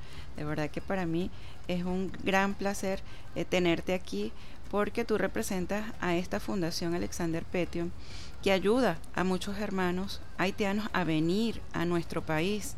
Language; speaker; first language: Spanish; native; Spanish